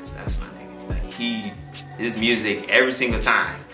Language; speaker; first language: English; native; English